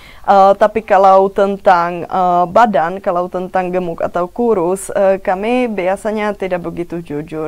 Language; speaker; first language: Indonesian; non-native, fluent; Czech